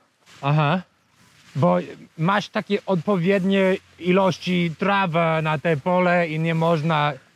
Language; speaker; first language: Polish; non-native, learner; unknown